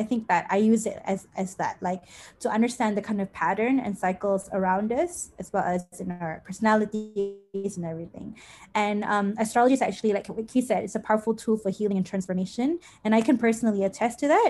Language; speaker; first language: English; non-native, local second language; Malay